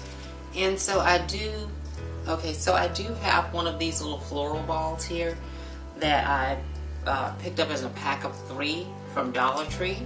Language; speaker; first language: English; native; English